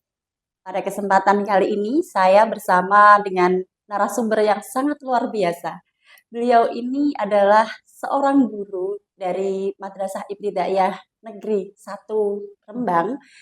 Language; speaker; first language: Indonesian; non-native, local second language; Javanese